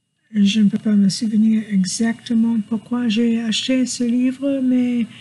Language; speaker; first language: French; non-native, learner; English